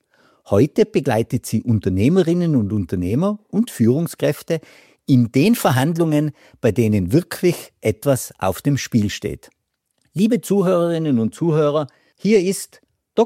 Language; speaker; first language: German; native; German